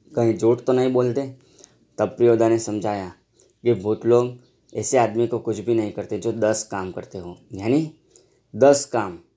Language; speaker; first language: Hindi; non-native, local second language; Gujarati